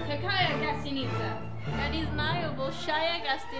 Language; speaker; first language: Russian; non-native, learner; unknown